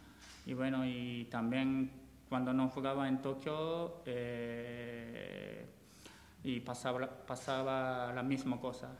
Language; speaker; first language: Spanish; non-native, learner; Japanese